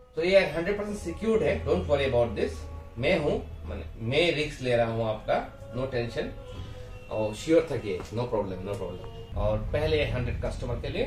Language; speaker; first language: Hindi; non-native, learner; Bangla